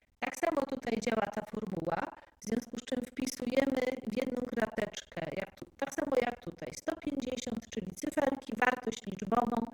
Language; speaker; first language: Polish; native; Polish